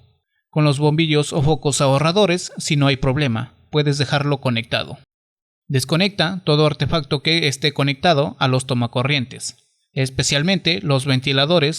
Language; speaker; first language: Spanish; native; Spanish